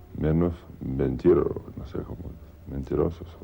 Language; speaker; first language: Spanish; non-native, learner; Lithuanian